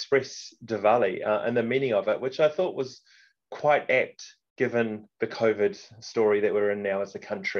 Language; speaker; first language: English; native; English